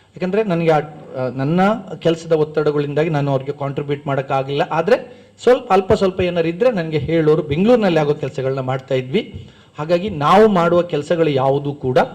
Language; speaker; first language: Kannada; non-native, local second language; Badaga